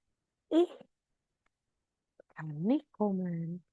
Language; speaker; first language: German; non-native, fluent; Indonesian